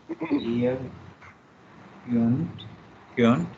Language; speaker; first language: German; non-native, learner; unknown